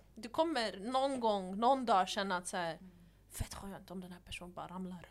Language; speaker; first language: Swedish; early bilingual, other home language; Persian